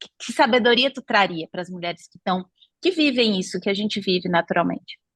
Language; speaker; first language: Portuguese; native; Portuguese